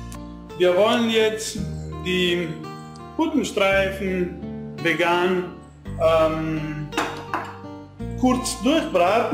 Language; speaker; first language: German; non-native, fluent; Italian